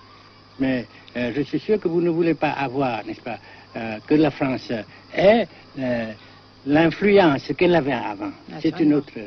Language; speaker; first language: French; non-native, fluent; Vietnamese